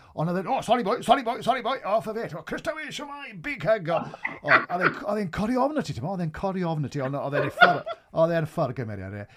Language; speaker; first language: Welsh; native; Welsh